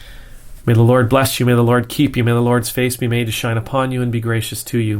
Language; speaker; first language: English; native; English